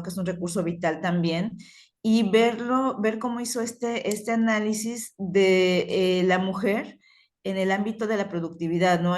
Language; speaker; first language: Spanish; native; Spanish